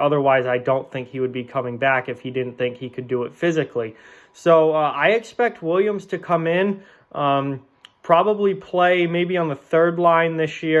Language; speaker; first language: English; native; English